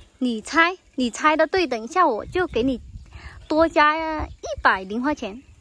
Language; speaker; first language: Chinese; non-native, fluent; Vietnamese